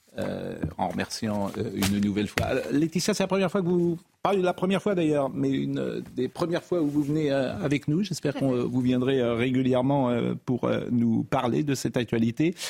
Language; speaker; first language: French; native; French